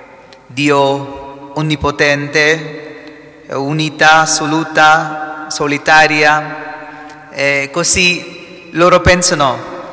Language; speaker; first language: Italian; non-native, fluent; Malayalam